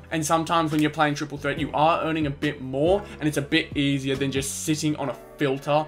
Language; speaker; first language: English; native; English